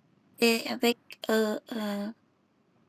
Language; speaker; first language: French; non-native, learner; English